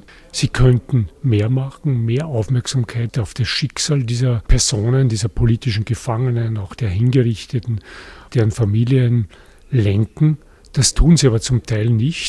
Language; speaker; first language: German; native; German